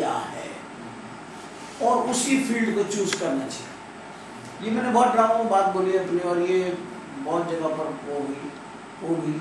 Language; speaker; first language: Urdu; native; Urdu